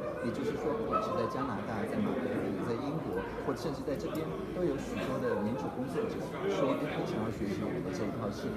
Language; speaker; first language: Chinese; native; Chinese